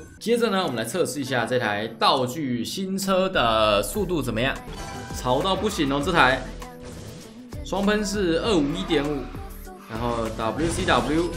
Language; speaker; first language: Chinese; native; Chinese